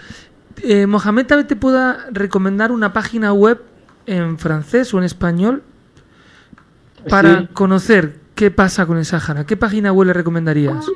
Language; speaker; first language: Spanish; native; Spanish